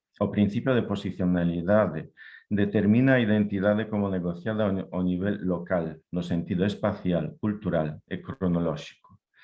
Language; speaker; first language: Galician; non-native, fluent; Polish